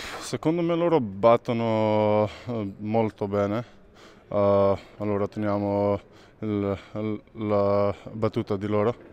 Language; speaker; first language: Italian; non-native, learner; Slovenian